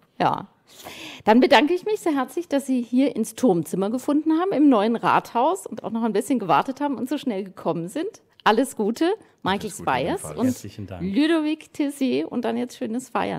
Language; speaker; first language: German; native; German